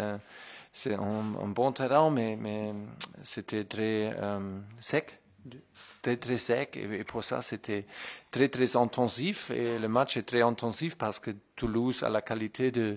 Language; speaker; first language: French; non-native, fluent; German